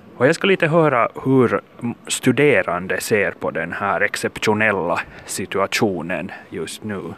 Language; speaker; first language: Swedish; native; Swedish